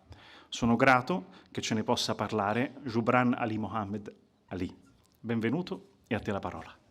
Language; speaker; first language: Italian; native; Italian